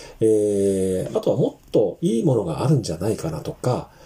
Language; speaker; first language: Japanese; native; Japanese